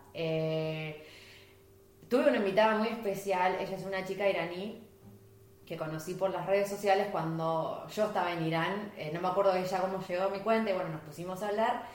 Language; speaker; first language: Spanish; native; Spanish